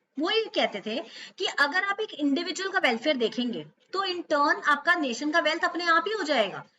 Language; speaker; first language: Hindi; native; Hindi